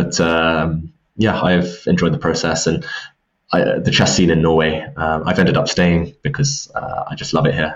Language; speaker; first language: English; native; English